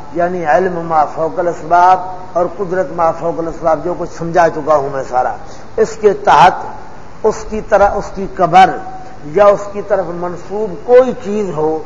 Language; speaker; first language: Urdu; non-native, local second language; Punjabi